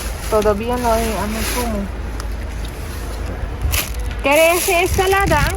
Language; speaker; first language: Spanish; non-native, learner; Filipino